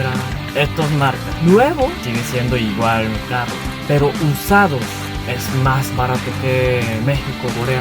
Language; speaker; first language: Spanish; non-native, learner; Korean